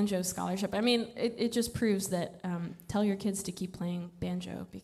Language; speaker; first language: English; native; English